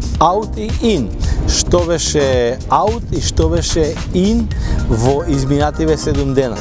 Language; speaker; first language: Macedonian; native; Macedonian